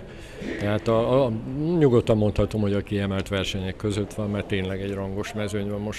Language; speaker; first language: Hungarian; native; Hungarian